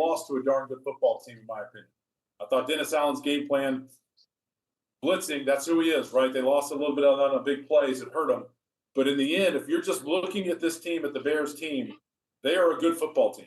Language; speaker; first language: English; native; English